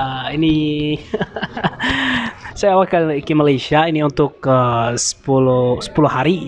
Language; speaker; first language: Indonesian; non-native, learner; Arabic